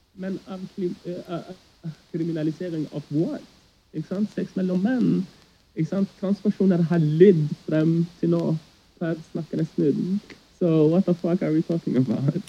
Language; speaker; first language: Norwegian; early bilingual, other home language; Arabic